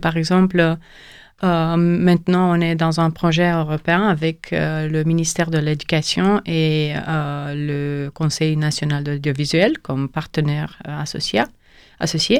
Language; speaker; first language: French; non-native, fluent; Romanian